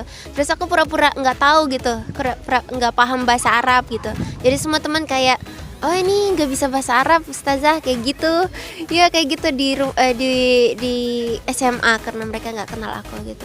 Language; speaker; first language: Indonesian; early bilingual, heritage; Indonesian